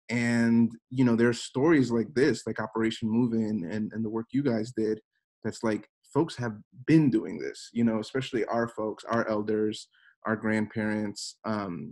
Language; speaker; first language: English; native; English